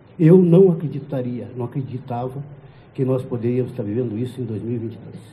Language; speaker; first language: Portuguese; early bilingual, other home language; Arabic